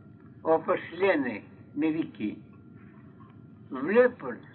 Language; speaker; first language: Greek; non-native, fluent; Russian